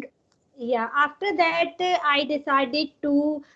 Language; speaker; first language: English; non-native, learner; Hindi